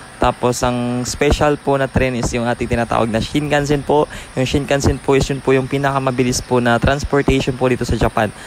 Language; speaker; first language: Filipino; native; Filipino